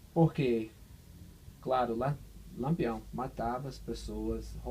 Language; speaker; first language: Portuguese; non-native, fluent; English